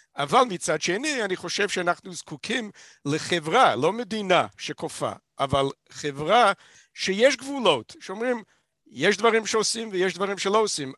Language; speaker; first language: Hebrew; non-native, fluent; English